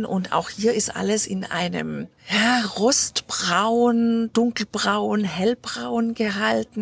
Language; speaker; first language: German; native; German